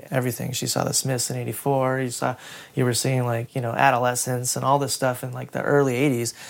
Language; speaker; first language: English; native; English